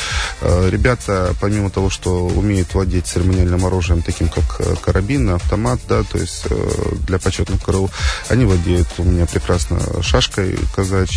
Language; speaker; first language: Russian; native; Russian